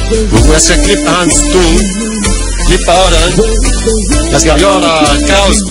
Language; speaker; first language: Swedish; non-native, learner; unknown